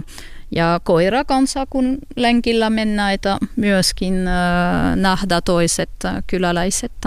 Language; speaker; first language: Finnish; non-native, learner; French